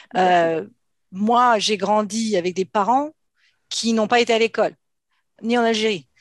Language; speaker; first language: French; native; French